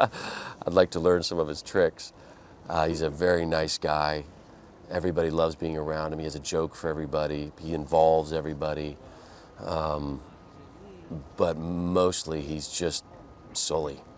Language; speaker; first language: English; native; English